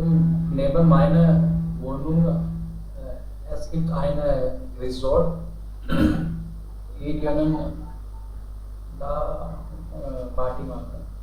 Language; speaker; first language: German; non-native, learner; Hindi